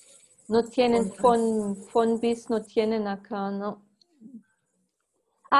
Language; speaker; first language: Spanish; non-native, fluent; German